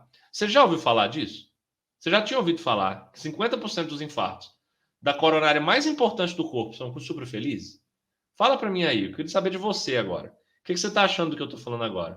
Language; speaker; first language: Portuguese; native; Portuguese